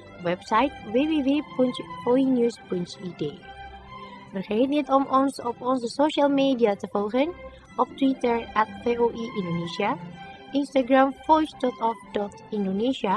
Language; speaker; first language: Dutch; non-native, learner; Indonesian